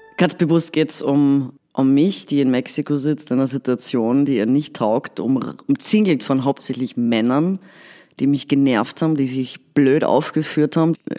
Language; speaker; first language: German; native; German